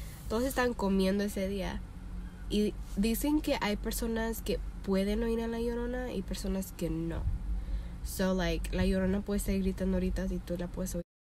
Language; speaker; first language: Spanish; early bilingual, heritage; Spanish